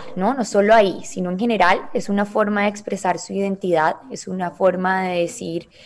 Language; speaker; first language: Spanish; native; Spanish